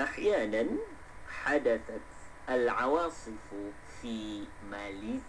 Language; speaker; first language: Arabic; non-native, fluent; Malay